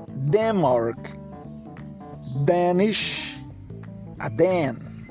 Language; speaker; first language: English; non-native, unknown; Portuguese